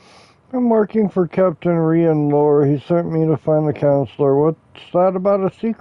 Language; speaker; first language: English; native; English